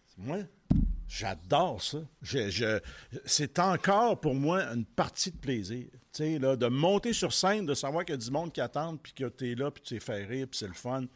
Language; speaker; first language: French; native; French